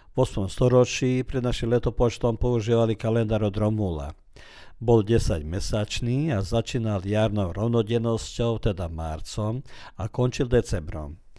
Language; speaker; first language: Slovak; early bilingual, heritage; Slovak